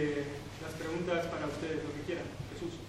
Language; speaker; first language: Spanish; native; Spanish